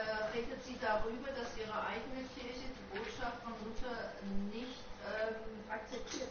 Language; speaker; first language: German; non-native, fluent; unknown